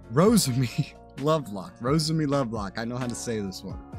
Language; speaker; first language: English; native; English